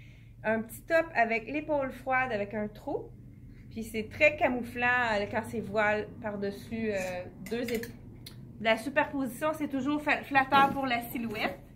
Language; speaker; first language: French; native; French